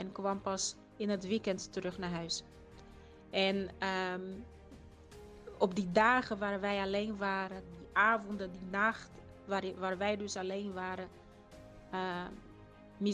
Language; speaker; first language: Dutch; non-native, fluent; Portuguese